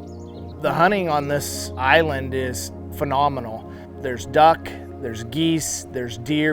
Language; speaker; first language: English; native; English